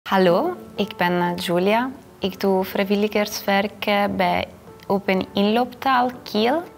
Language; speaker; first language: Dutch; non-native, fluent; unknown